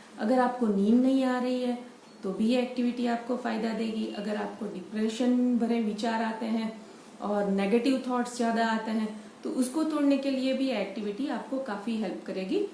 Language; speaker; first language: Hindi; non-native, local second language; Gujarati